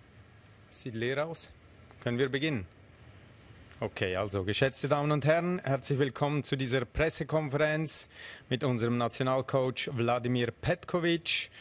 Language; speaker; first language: German; native; German